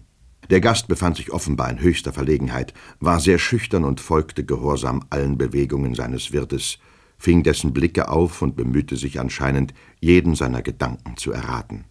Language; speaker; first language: German; native; German